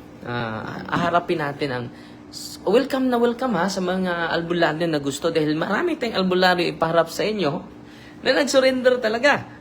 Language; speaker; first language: Filipino; native; Filipino